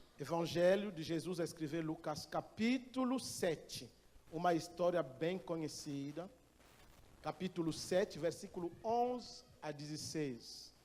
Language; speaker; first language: Portuguese; non-native, fluent; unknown